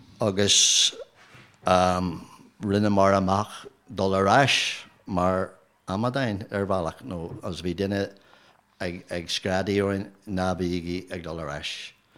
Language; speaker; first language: Irish; non-native, local second language; English